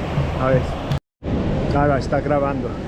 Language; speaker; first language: Spanish; non-native, learner; English